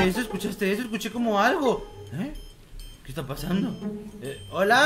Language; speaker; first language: Spanish; native; Spanish